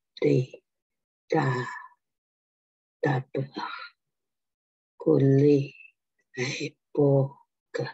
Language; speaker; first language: French; non-native, learner; Chinese